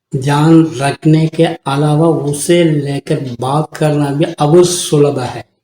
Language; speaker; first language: Hindi; non-native, local second language; Tamil